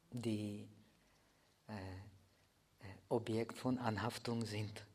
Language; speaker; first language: German; non-native, fluent; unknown